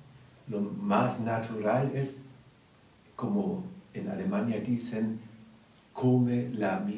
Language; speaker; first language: Spanish; non-native, learner; German